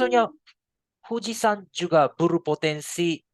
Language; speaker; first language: Indonesian; non-native, learner; Japanese